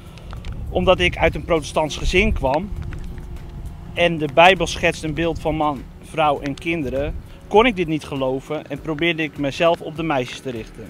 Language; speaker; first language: Dutch; native; Dutch